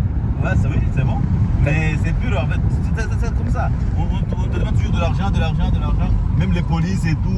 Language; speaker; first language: French; non-native, local second language; Comorian